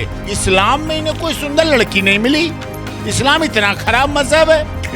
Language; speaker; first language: Hindi; native; Hindi